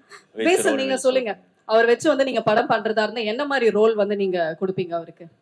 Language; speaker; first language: Tamil; native; Tamil